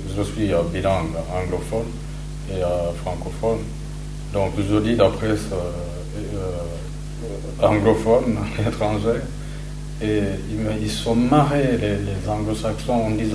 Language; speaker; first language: French; non-native, local second language; Kinyarwanda